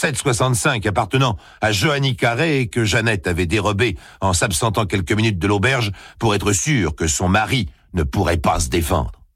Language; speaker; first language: French; native; French